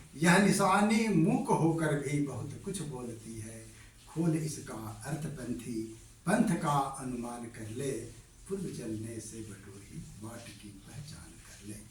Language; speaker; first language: Hindi; native; Hindi